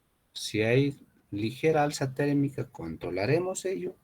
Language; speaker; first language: Spanish; native; Spanish